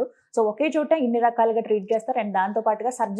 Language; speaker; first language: Telugu; native; Telugu